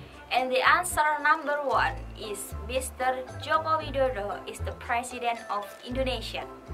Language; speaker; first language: English; non-native, fluent; Indonesian